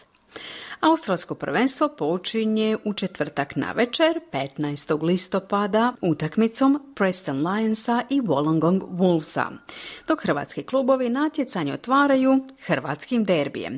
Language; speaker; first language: Croatian; native; Croatian